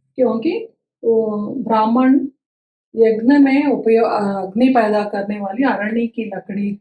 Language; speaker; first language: Hindi; non-native, local second language; Telugu